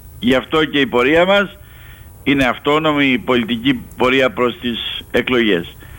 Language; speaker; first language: Greek; native; Greek